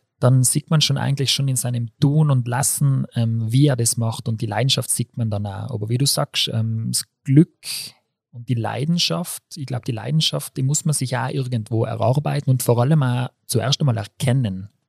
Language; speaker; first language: German; native; German